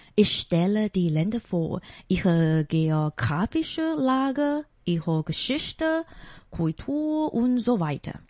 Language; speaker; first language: German; non-native, fluent; Chinese